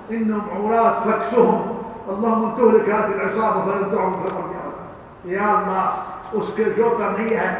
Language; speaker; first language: Urdu; non-native, learner; Arabic